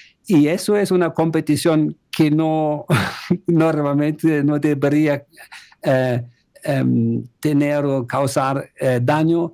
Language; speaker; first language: Spanish; non-native, fluent; German